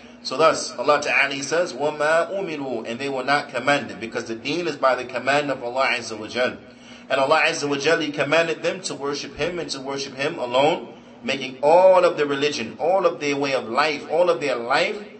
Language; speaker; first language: English; native; English